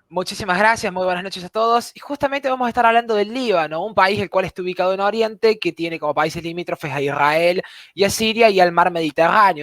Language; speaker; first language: Spanish; native; Spanish